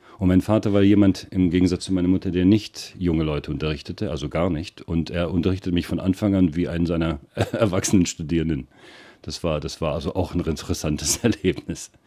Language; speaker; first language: German; early bilingual, other home language; Russian